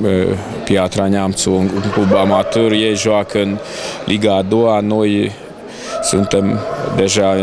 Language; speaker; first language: Romanian; non-native, local second language; Hungarian